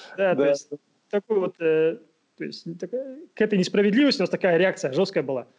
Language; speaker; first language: Russian; non-native, local second language; Kazakh